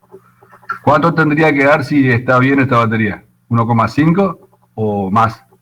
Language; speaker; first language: Spanish; native; Spanish